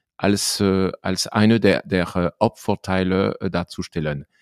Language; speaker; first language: German; non-native, fluent; French